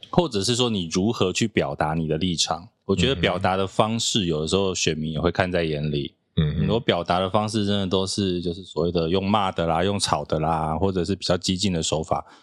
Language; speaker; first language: Chinese; native; Chinese